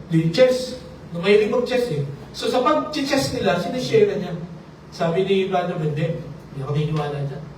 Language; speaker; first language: Filipino; non-native, local second language; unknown